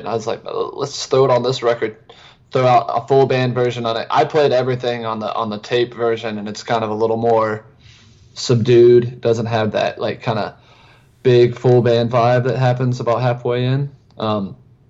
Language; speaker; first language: English; native; English